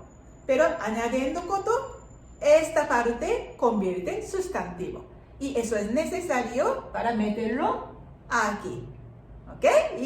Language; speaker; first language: Spanish; non-native, fluent; Japanese